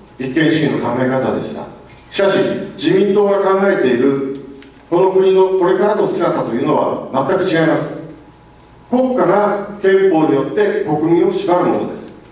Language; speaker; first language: Japanese; native; Japanese